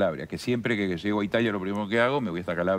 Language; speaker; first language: Spanish; native; Spanish